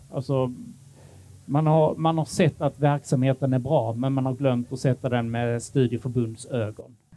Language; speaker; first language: Swedish; native; Swedish